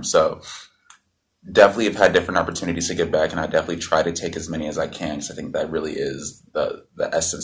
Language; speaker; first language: English; native; English